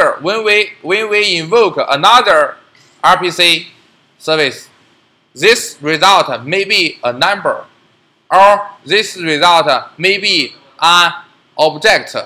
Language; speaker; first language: English; non-native, learner; Chinese